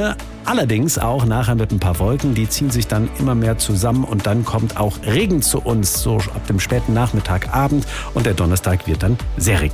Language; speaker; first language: German; native; German